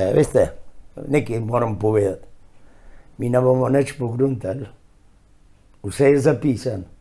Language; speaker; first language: Slovenian; early bilingual, heritage; Slovenian